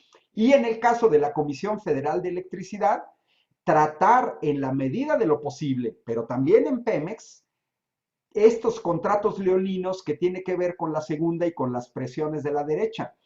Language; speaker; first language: Spanish; native; Spanish